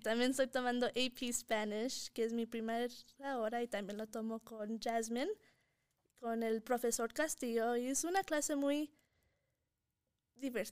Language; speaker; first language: Spanish; early bilingual, heritage; Spanish